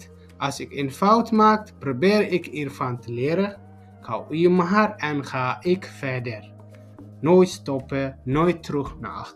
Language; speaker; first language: Dutch; non-native, learner; Tigrinya